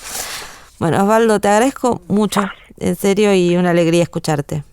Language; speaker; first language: Spanish; native; Spanish